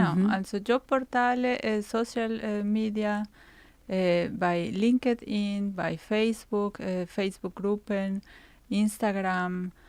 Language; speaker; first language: German; non-native, fluent; Spanish